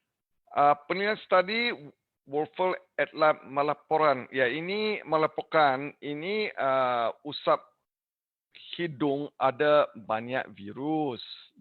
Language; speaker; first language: Indonesian; non-native, learner; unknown